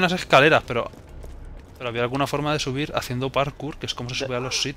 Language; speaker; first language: Spanish; native; Spanish